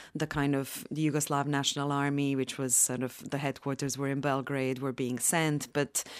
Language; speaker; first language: English; non-native, fluent; Bosnian